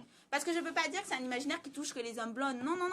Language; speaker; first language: French; native; French